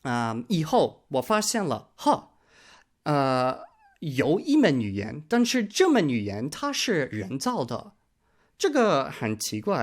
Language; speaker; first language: Chinese; non-native, learner; English